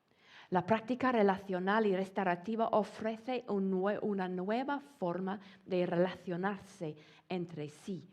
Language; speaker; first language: Spanish; non-native, fluent; English